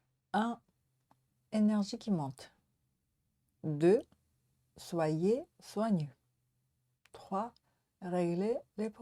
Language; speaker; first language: French; non-native, learner; Japanese